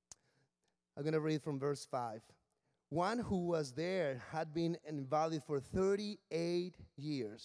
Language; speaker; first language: English; non-native, fluent; Spanish